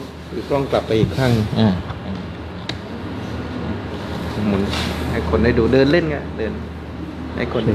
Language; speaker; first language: Thai; native; Thai